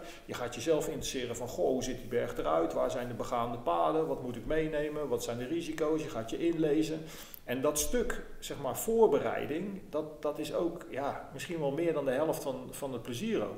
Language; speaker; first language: Dutch; native; Dutch